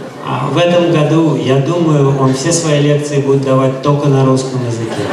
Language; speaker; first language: Russian; native; Russian